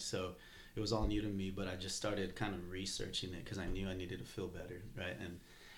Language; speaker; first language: English; native; English